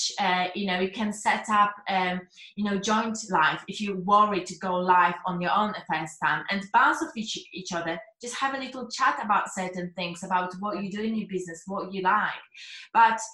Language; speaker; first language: English; non-native, fluent; Polish